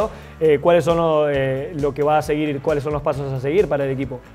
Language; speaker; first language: Spanish; native; Spanish